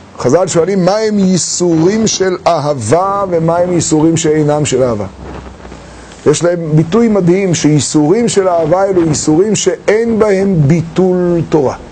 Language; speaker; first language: Hebrew; native; Hebrew